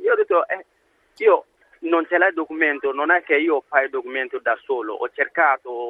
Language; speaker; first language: Italian; non-native, learner; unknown